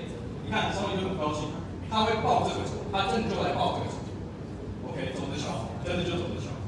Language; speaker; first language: Chinese; native; Chinese